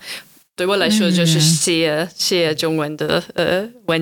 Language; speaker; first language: Chinese; non-native, fluent; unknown